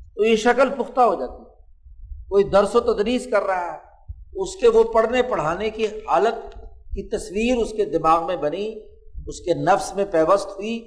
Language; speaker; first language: Urdu; non-native, local second language; Punjabi